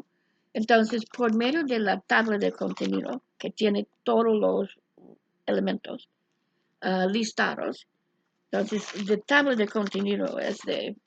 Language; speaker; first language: Spanish; non-native, fluent; English